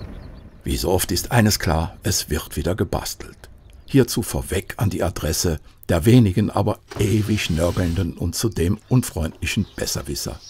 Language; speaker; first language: German; native; German